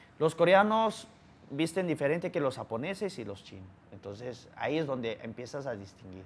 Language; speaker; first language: Spanish; early bilingual, other home language; Korean